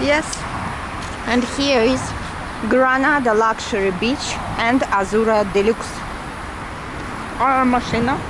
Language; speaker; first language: English; non-native, learner; Russian